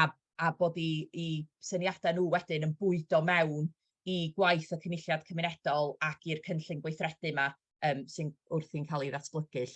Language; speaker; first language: Welsh; native; Welsh